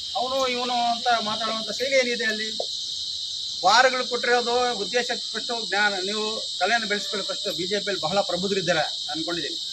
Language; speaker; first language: Kannada; native; Kannada